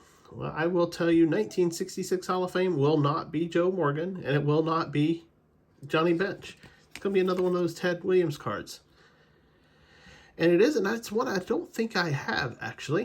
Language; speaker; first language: English; native; English